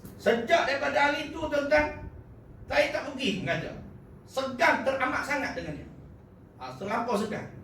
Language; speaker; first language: Malay; native; Malay